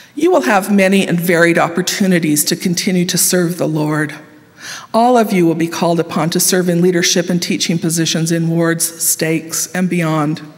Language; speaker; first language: English; native; English